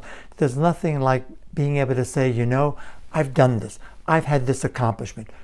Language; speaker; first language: English; native; English